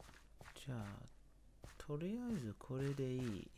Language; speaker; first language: Japanese; non-native, learner; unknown